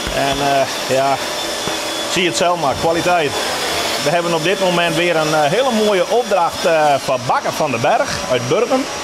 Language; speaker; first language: Dutch; non-native, local second language; Western Frisian